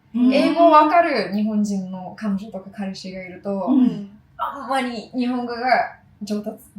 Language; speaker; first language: Japanese; non-native, fluent; English